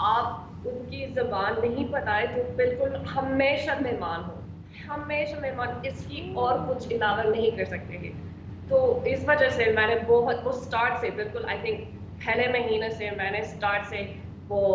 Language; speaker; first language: Hindi; non-native, learner; English